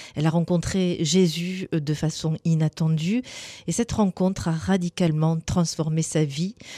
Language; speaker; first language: French; native; French